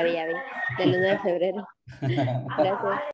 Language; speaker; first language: Spanish; native; Spanish